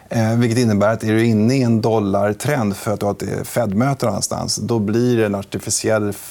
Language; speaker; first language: Swedish; native; Swedish